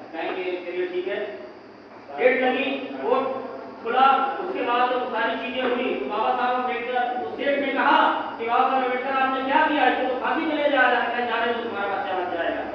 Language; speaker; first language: Hindi; native; Hindi